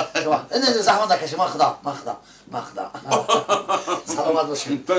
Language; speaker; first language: Persian; native; Persian